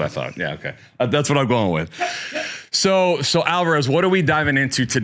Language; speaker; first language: English; native; English